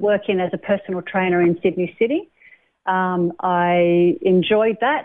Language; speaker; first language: English; native; English